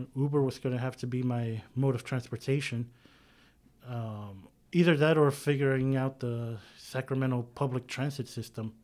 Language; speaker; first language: English; native; English